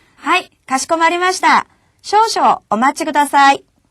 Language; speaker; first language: Japanese; non-native, fluent; Korean